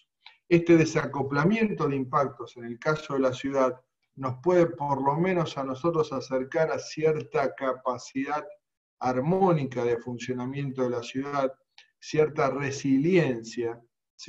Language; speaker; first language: Spanish; native; Spanish